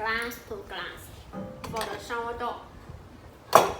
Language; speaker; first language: English; non-native, learner; Chinese